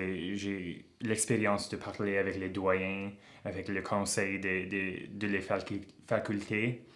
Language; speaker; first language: French; non-native, local second language; English